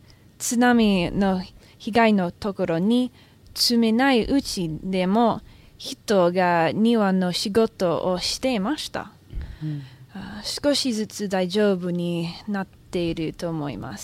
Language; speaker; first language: Japanese; non-native, learner; English